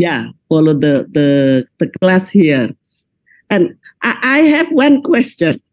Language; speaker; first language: English; non-native, learner; Indonesian